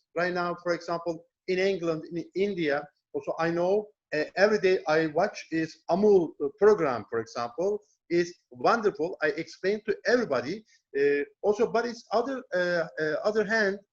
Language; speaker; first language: English; non-native, learner; Turkish